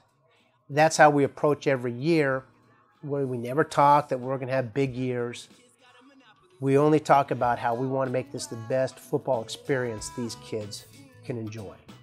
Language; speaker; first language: English; native; English